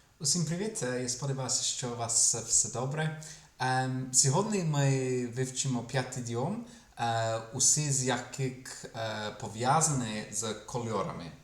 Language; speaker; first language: Ukrainian; non-native, fluent; English